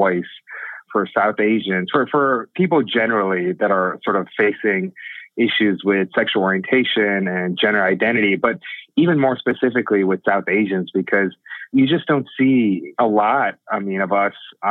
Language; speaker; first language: English; native; English